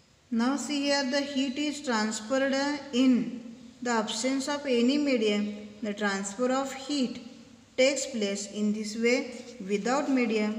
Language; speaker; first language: English; non-native, local second language; Marathi